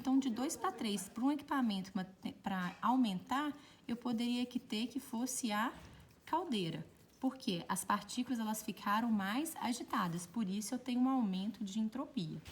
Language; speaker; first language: Portuguese; native; Portuguese